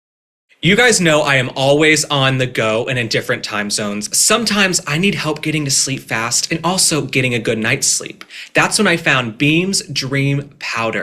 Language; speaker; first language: English; native; English